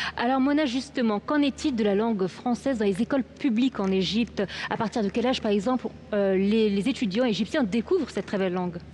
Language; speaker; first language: French; native; French